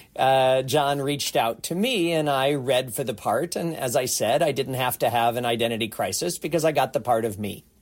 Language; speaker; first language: English; native; English